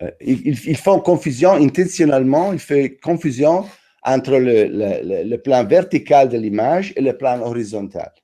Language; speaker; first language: French; non-native, fluent; Italian